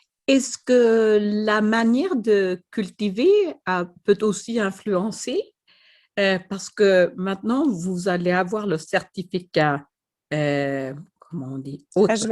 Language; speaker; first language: French; non-native, fluent; Swedish